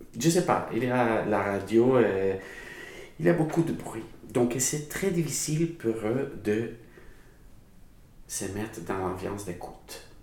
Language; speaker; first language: French; non-native, learner; Spanish